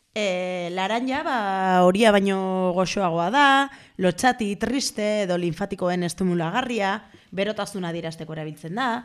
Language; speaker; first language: Basque; non-native, local second language; Spanish